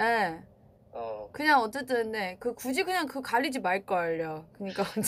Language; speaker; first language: Korean; non-native, fluent; Chinese